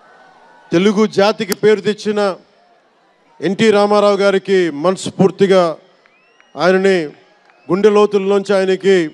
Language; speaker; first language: Telugu; native; Telugu